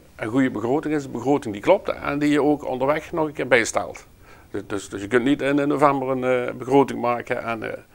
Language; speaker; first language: Dutch; native; Dutch